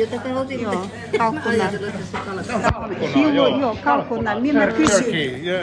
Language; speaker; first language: Finnish; non-native, learner; Russian